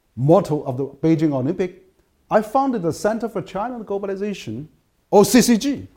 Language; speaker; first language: English; non-native, fluent; Chinese